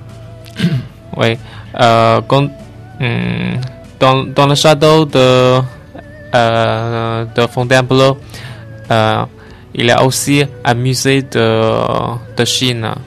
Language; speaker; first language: French; non-native, learner; Chinese